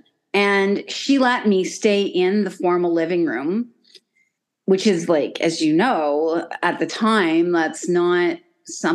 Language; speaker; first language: English; native; English